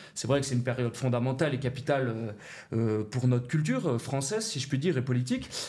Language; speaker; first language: French; native; French